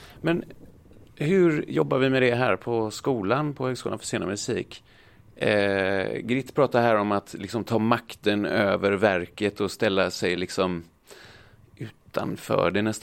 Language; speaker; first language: Swedish; native; Swedish